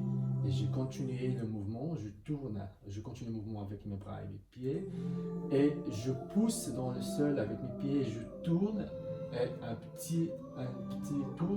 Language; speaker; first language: French; non-native, learner; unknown